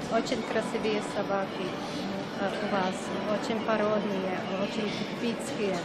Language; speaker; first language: Russian; non-native, learner; Czech